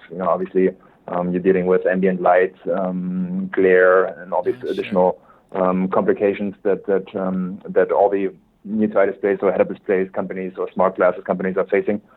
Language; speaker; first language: English; non-native, fluent; German